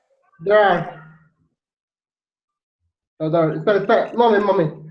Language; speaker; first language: English; non-native, learner; Spanish